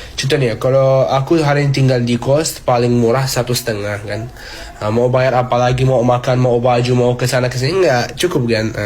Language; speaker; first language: Indonesian; non-native, fluent; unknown